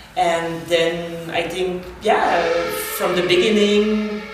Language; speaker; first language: English; non-native, fluent; French